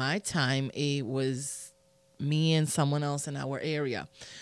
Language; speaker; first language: English; non-native, fluent; Spanish